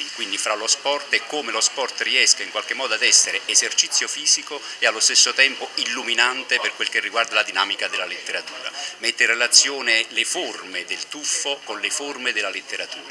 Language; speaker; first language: Italian; native; Italian